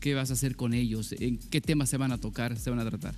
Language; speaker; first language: Spanish; native; Spanish